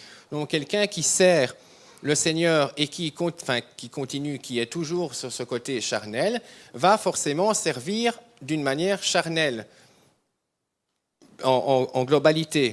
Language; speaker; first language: French; native; French